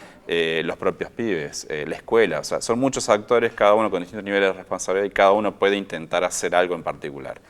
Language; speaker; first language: Spanish; native; Spanish